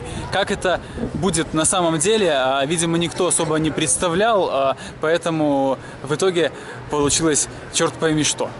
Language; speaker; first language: Russian; native; Russian